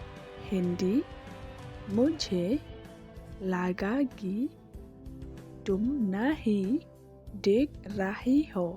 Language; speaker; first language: Hindi; non-native, local second language; Khasi